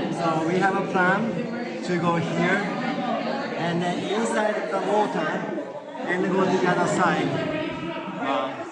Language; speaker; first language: English; non-native, learner; Japanese